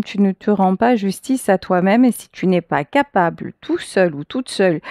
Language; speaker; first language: French; native; French